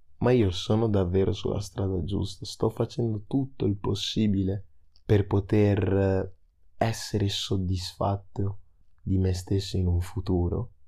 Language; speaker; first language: Italian; early bilingual, other home language; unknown